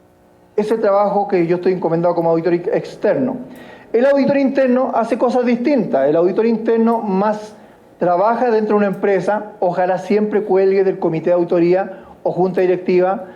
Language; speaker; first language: Spanish; native; Spanish